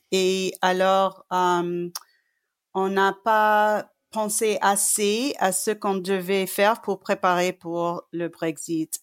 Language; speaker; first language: French; non-native, fluent; English